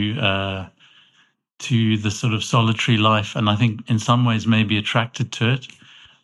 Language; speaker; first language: English; native; English